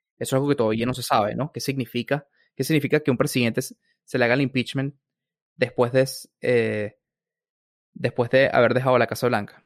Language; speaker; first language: Spanish; native; Spanish